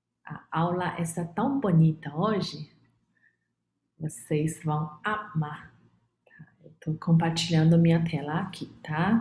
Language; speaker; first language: Portuguese; non-native, fluent; Chinese